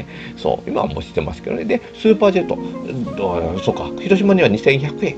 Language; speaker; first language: Japanese; native; Japanese